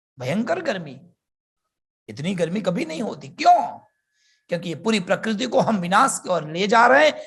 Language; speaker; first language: Hindi; non-native, local second language; Gujarati